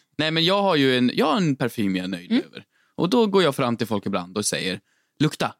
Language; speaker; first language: Swedish; native; Swedish